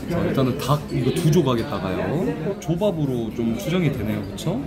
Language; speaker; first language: Korean; native; Korean